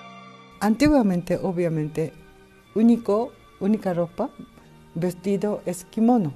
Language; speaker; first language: Spanish; non-native, learner; Japanese